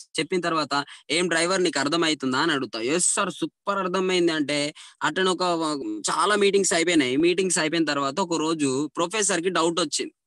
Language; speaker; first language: Telugu; native; Telugu